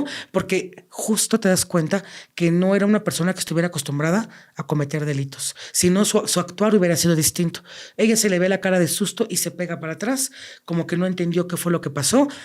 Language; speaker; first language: Spanish; native; Spanish